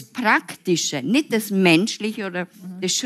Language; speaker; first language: German; non-native, fluent; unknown